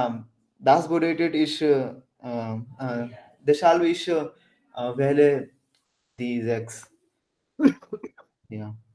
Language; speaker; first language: German; non-native, learner; Hindi